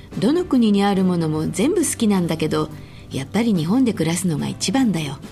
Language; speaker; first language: Japanese; native; Japanese